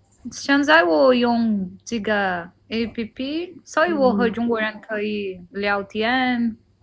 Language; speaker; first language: Chinese; non-native, learner; Portuguese